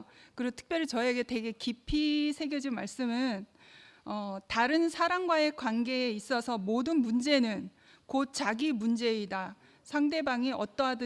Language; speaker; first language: Korean; native; Korean